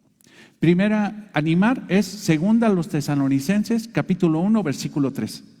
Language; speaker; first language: Spanish; native; Spanish